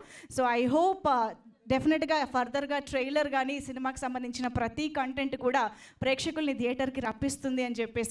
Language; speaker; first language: Telugu; native; Telugu